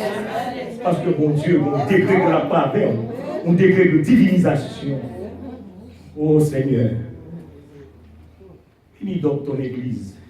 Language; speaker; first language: French; non-native, local second language; Haitian Creole